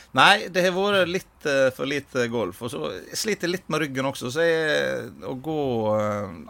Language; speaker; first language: Norwegian; native; Norwegian